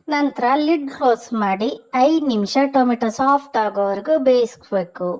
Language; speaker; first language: Kannada; native; Kannada